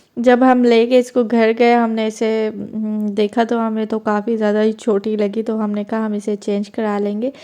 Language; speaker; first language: Urdu; native; Urdu